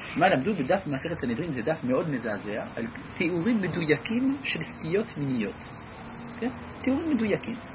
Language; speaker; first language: Hebrew; non-native, fluent; French